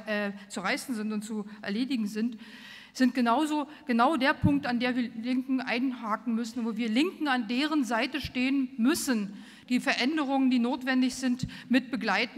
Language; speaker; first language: German; native; German